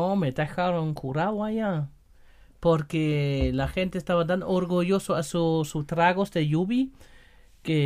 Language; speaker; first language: Spanish; non-native, fluent; German